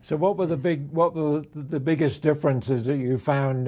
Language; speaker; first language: English; native; English